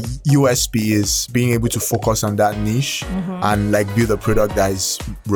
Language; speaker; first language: English; non-native, local second language; Igbo